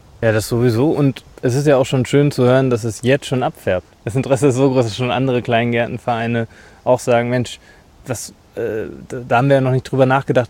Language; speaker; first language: German; native; German